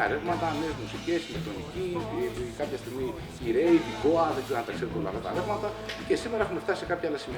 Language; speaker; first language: Greek; native; Greek